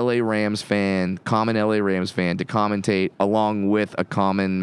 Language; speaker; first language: English; native; English